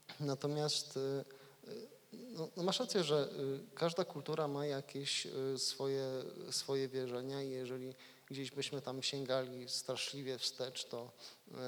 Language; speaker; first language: Polish; native; Polish